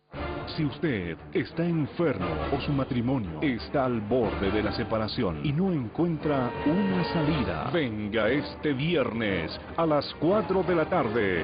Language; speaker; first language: Spanish; native; Spanish